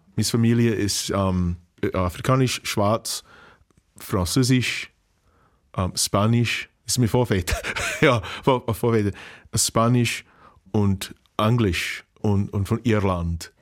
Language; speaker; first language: German; non-native, fluent; English